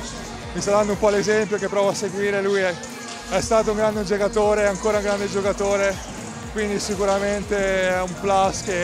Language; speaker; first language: Italian; native; Italian